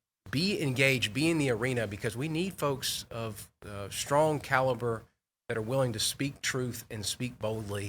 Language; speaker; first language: English; native; English